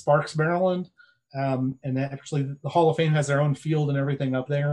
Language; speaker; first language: English; native; English